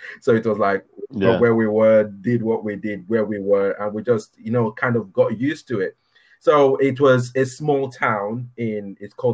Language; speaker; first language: English; non-native, local second language; Yoruba